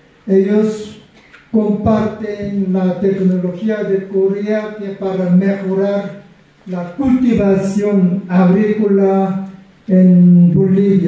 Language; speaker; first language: Spanish; non-native, fluent; Korean